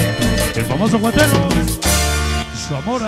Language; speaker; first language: Spanish; native; Spanish